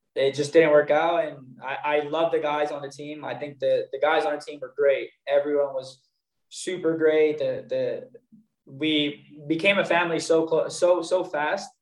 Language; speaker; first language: English; native; English